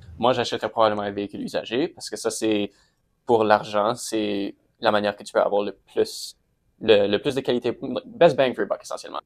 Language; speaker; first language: French; non-native, local second language; English